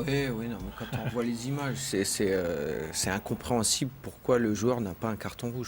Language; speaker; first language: French; native; French